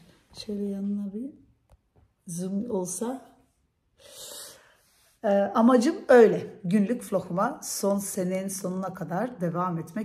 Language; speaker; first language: Turkish; early bilingual, heritage; Turkish